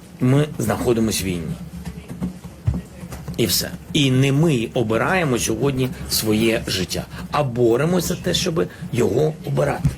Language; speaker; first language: Ukrainian; non-native, local second language; Russian